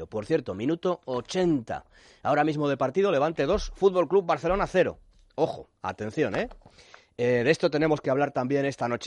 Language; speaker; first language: Spanish; native; Spanish